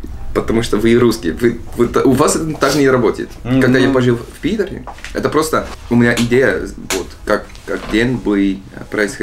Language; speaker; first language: Russian; non-native, learner; Dutch